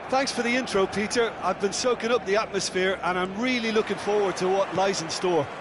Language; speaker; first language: English; native; English